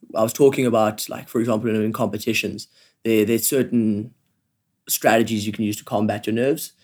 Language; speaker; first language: English; native; English